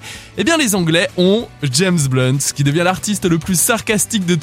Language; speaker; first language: French; native; French